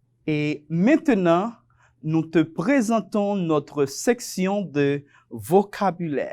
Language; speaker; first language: French; non-native, fluent; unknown